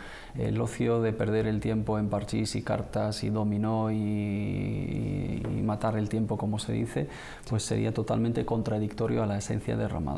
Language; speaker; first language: Spanish; native; Spanish